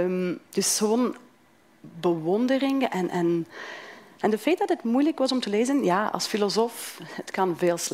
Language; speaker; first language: Dutch; non-native, fluent; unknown